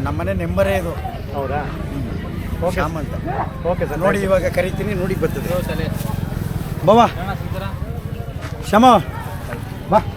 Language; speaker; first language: Kannada; native; Kannada